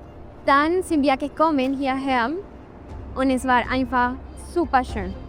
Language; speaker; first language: German; non-native, fluent; Spanish